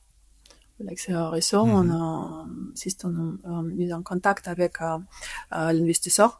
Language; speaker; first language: French; non-native, fluent; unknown